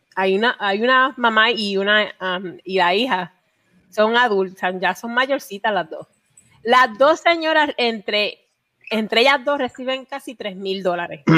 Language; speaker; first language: Spanish; native; Spanish